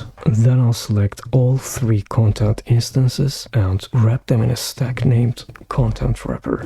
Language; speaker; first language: English; non-native, fluent; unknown